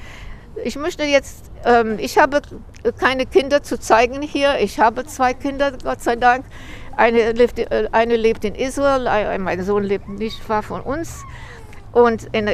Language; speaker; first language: German; early bilingual, heritage; German